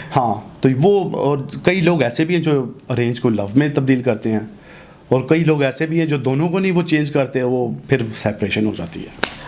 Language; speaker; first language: Urdu; non-native, local second language; Punjabi